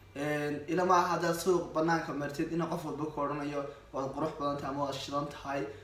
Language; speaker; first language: Somali; early bilingual, heritage; Somali